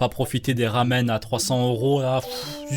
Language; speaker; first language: French; native; French